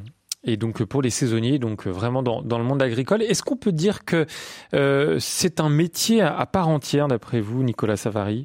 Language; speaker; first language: French; native; French